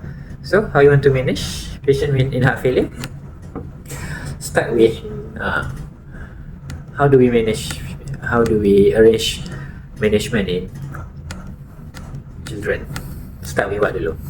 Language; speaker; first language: English; non-native, local second language; Malay